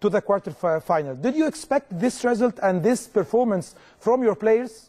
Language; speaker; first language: English; non-native, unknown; Arabic